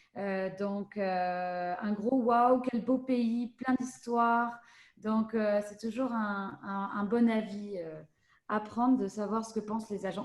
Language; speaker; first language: French; native; French